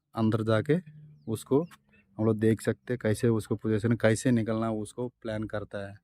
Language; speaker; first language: Hindi; non-native, local second language; Telugu